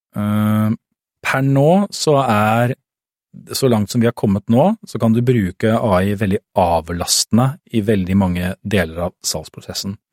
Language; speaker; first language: Norwegian; native; Norwegian